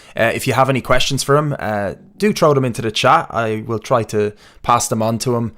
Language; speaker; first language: English; native; English